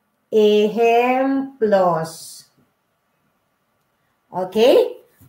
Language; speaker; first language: Spanish; non-native, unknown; Filipino